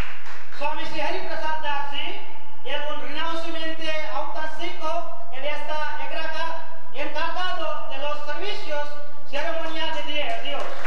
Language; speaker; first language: Spanish; non-native, learner; Gujarati